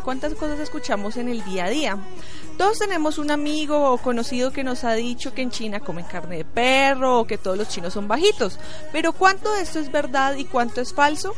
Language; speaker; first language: Spanish; native; Spanish